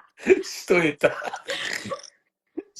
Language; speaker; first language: Russian; non-native, learner; Uzbek